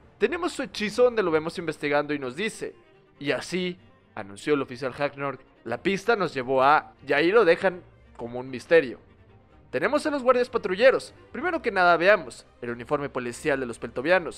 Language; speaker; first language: Spanish; native; Spanish